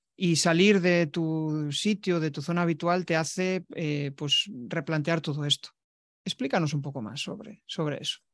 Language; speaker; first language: Spanish; native; Spanish